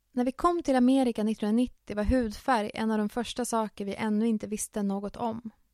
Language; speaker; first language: Swedish; early bilingual, other home language; Finnish